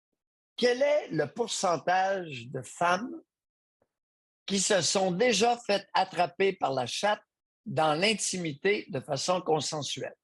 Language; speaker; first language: French; native; French